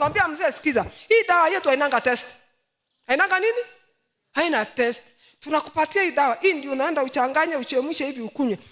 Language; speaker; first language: Swahili; non-native, local second language; Gusii